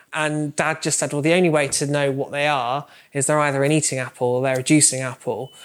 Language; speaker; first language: English; native; English